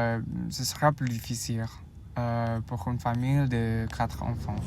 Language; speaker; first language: French; non-native, learner; Indonesian